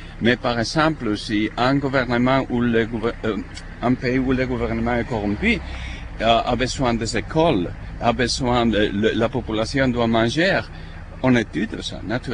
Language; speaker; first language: French; non-native, fluent; Spanish